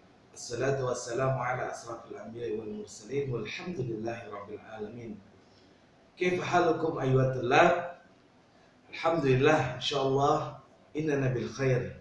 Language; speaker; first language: Arabic; non-native, fluent; Indonesian